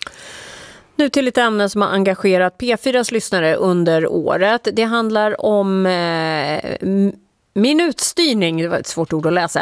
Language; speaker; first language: Swedish; native; Swedish